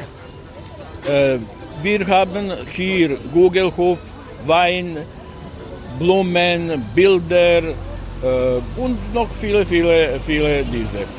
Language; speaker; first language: German; non-native, learner; Serbian